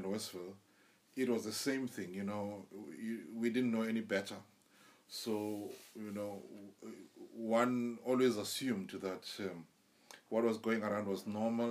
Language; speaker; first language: English; non-native, local second language; Zulu